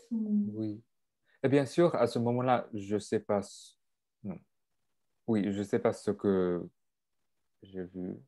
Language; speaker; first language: French; non-native, local second language; English